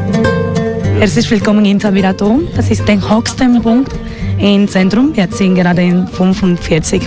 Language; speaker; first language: German; non-native, fluent; Spanish